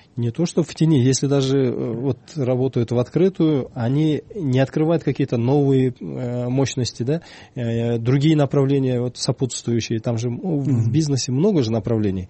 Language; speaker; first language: Russian; non-native, local second language; Kyrgyz